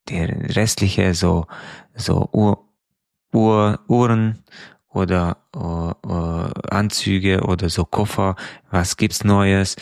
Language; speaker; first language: German; non-native, fluent; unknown